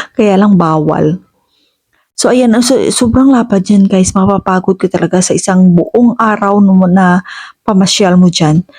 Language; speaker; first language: Filipino; non-native, local second language; Hiligaynon